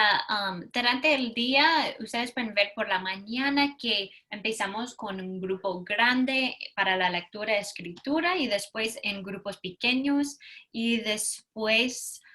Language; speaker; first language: Spanish; non-native, fluent; English